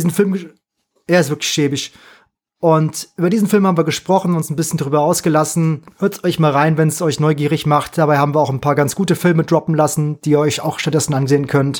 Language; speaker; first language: German; native; German